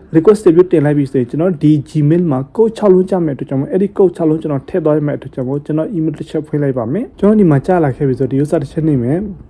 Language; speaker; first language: Burmese; native; Burmese